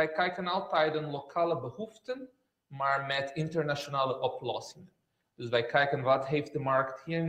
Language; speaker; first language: Dutch; non-native, fluent; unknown